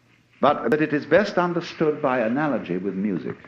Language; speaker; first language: English; native; English